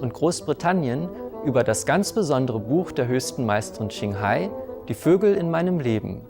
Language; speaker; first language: German; native; German